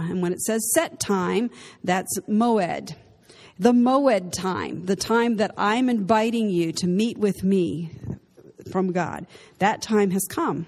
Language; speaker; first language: English; native; English